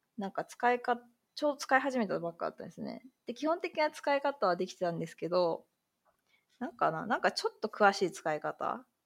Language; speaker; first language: Japanese; native; Japanese